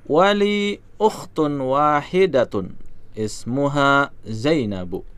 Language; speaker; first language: Arabic; non-native, learner; Indonesian